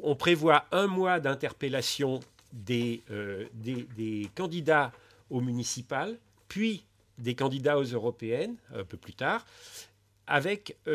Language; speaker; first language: French; native; French